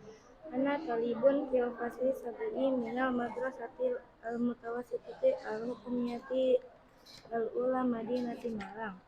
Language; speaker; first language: Arabic; non-native, learner; Indonesian